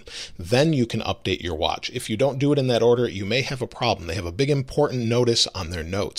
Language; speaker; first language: English; native; English